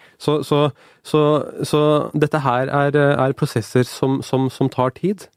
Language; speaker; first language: Norwegian; early bilingual, other home language; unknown